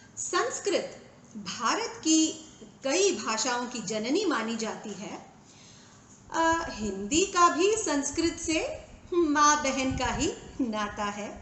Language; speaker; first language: Hindi; non-native, local second language; Tamil